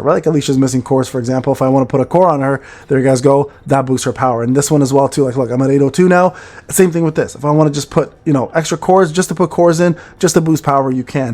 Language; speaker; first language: English; native; English